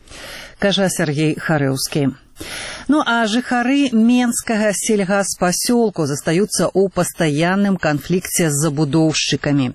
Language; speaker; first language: Belarusian; native; Belarusian